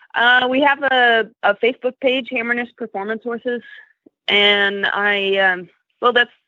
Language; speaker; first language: English; native; English